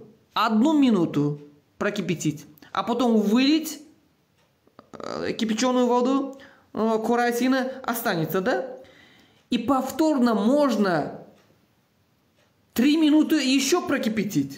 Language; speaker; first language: Russian; non-native, local second language; Uzbek